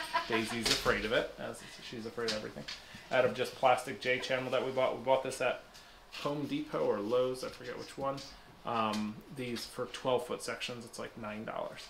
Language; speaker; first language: English; native; English